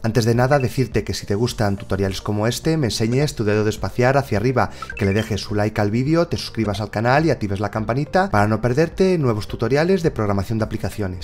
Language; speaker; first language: Spanish; native; Spanish